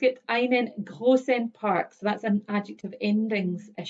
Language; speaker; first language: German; non-native, fluent; English